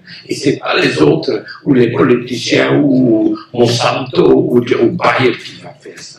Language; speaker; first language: French; non-native, local second language; Dutch